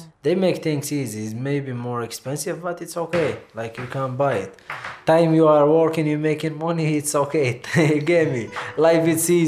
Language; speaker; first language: English; non-native, learner; Arabic